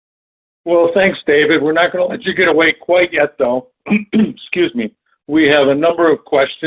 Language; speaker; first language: English; native; English